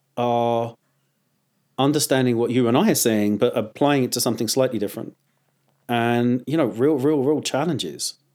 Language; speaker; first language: English; native; English